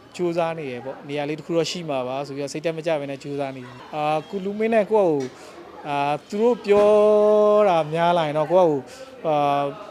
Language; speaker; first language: Burmese; non-native, local second language; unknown